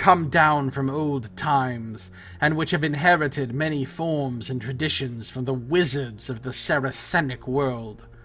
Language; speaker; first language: English; native; English